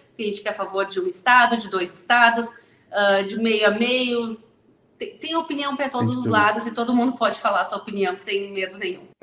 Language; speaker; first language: Portuguese; native; Portuguese